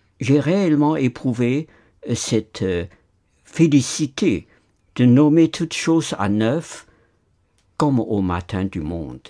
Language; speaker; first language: French; non-native, fluent; Chinese